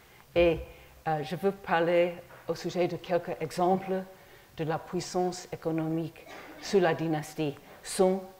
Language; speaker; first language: French; non-native, fluent; English